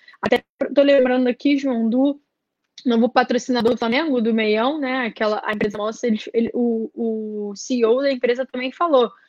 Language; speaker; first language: Portuguese; native; Portuguese